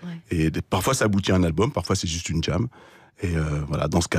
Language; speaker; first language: French; native; French